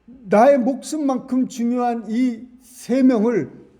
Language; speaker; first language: Korean; native; Korean